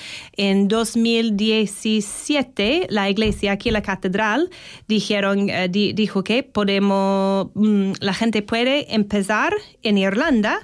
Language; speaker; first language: Spanish; non-native, fluent; English